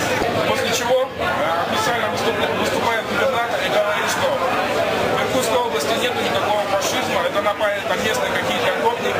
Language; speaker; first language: Russian; native; Russian